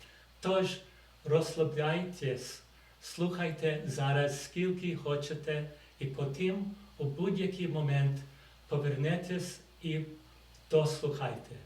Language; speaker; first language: Ukrainian; non-native, fluent; English